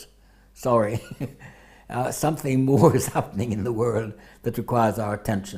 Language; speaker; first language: English; native; English